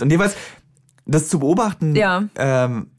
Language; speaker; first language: German; native; German